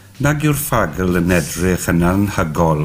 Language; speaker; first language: Welsh; native; Welsh